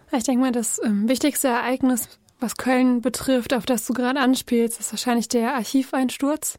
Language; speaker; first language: German; native; German